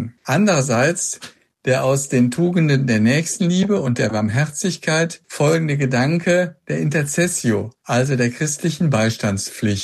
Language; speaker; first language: German; native; German